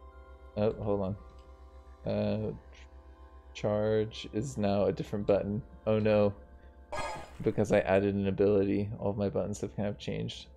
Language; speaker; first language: English; native; English